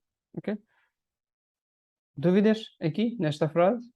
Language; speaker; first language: Portuguese; non-native, fluent; Hindi